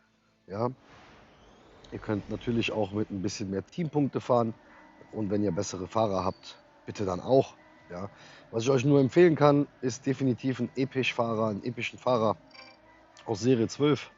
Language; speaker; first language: German; native; German